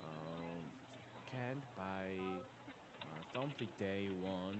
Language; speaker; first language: English; non-native, learner; Korean